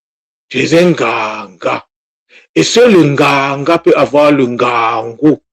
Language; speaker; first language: French; non-native, local second language; Kongo